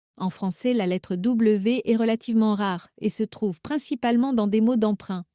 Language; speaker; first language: French; native; French